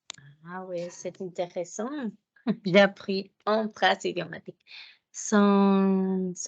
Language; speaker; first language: French; non-native, learner; Spanish